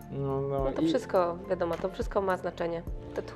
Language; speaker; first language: Polish; native; Polish